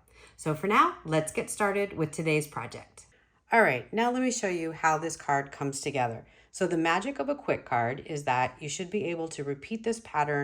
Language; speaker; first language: English; native; English